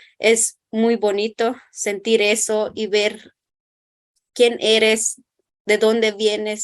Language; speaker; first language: Spanish; non-native, local second language; Kʼicheʼ